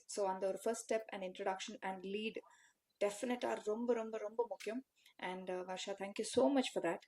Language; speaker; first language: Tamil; non-native, learner; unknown